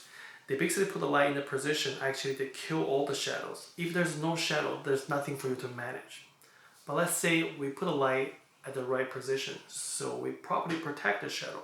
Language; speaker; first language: English; non-native, fluent; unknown